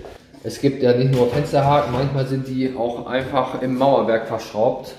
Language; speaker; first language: German; native; German